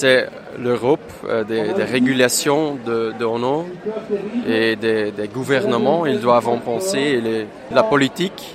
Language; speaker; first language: French; non-native, local second language; Dutch